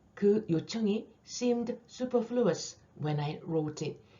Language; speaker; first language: English; non-native, fluent; Korean